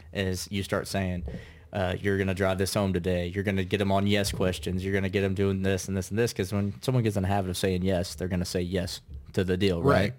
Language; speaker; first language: English; native; English